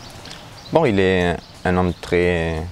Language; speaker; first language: French; non-native, learner; German